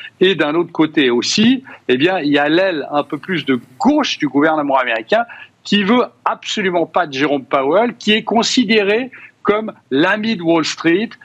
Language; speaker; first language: French; native; French